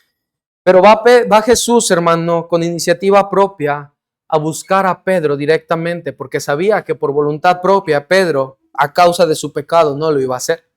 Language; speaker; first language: Spanish; native; Spanish